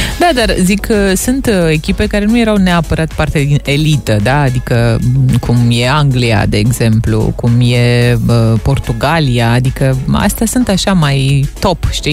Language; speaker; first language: Romanian; native; Romanian